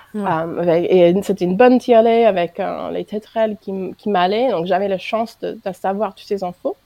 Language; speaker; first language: French; non-native, fluent; English